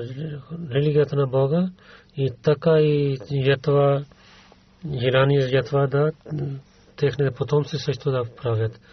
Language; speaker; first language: Bulgarian; non-native, learner; Urdu